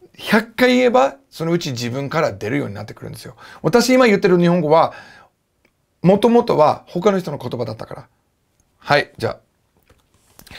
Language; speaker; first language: Japanese; non-native, fluent; English